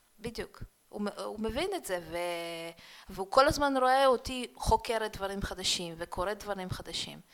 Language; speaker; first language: Hebrew; early bilingual, other home language; Russian